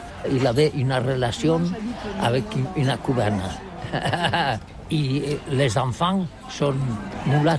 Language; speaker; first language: French; non-native, learner; Catalan